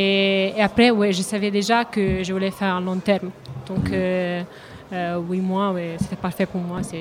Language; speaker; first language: French; non-native, learner; Italian